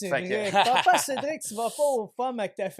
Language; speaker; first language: French; native; French